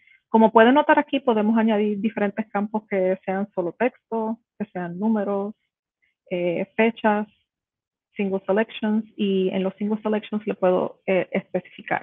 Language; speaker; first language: Spanish; native; Spanish